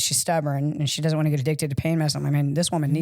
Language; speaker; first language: English; native; English